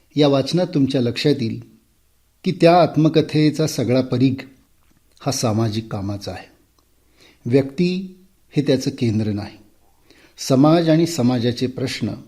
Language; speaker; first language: Marathi; native; Marathi